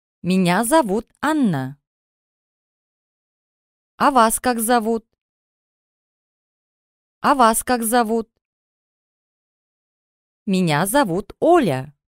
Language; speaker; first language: Russian; non-native, learner; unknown